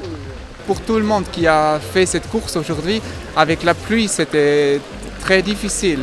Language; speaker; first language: French; non-native, local second language; German